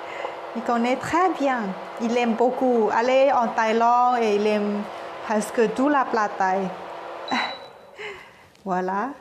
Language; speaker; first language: French; non-native, learner; Thai